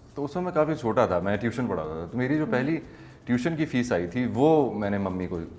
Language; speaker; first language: Urdu; native; Urdu